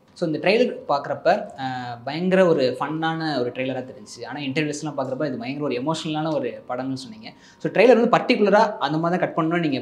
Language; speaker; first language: Tamil; native; Tamil